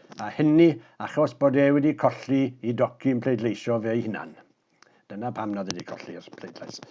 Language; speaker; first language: Welsh; native; Welsh